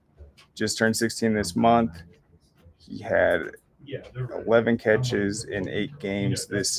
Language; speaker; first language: English; native; English